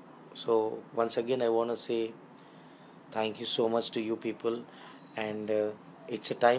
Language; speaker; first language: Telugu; non-native, local second language; Urdu